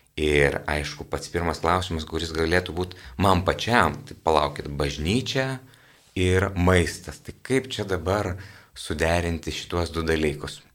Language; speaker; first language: Lithuanian; native; Lithuanian